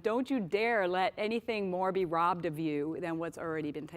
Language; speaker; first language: English; native; English